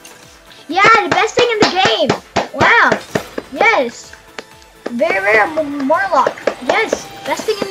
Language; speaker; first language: English; native; English